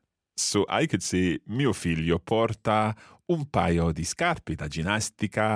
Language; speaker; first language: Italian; non-native, fluent; English